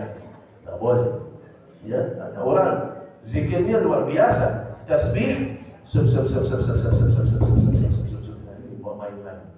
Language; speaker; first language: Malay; non-native, fluent; Arabic